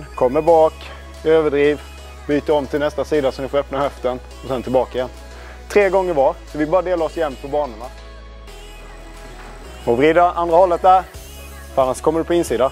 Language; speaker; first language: Swedish; native; Swedish